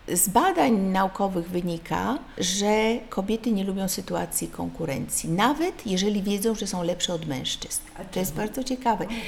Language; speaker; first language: Polish; native; Polish